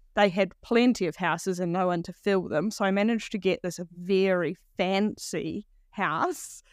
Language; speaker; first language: English; native; English